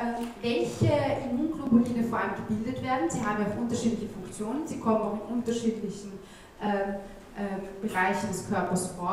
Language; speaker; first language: German; native; German